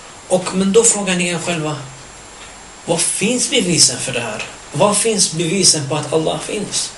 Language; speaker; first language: Swedish; early bilingual, other home language; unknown